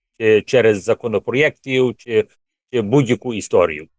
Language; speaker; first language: Ukrainian; early bilingual, heritage; English